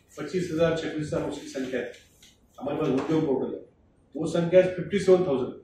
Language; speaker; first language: Hindi; non-native, local second language; Bangla